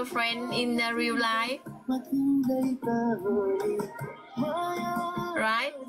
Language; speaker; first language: English; non-native, learner; Vietnamese